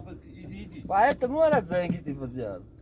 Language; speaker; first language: Russian; non-native, learner; Armenian